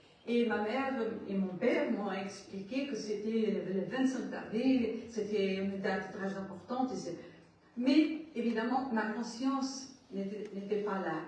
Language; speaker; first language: French; non-native, learner; Portuguese